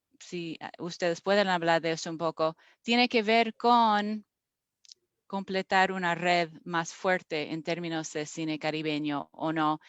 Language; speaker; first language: Spanish; non-native, fluent; English